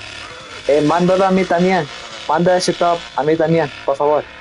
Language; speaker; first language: Spanish; non-native, learner; English